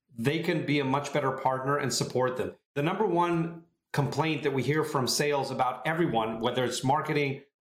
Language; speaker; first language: English; non-native, fluent; Hebrew